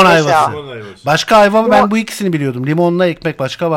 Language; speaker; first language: Turkish; native; Turkish